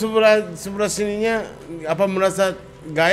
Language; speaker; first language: Indonesian; non-native, learner; Japanese